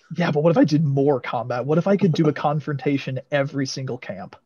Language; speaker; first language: English; native; English